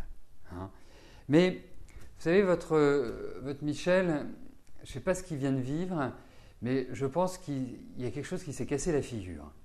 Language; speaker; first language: French; native; French